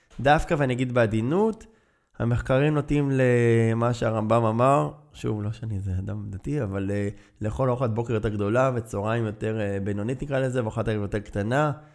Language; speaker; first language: Hebrew; native; Hebrew